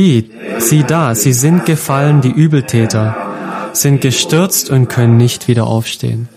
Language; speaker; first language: German; non-native, fluent; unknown